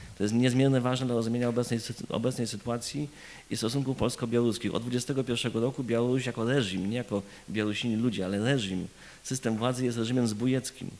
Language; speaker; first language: Polish; native; Polish